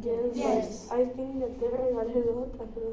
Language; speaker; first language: English; non-native, learner; Catalan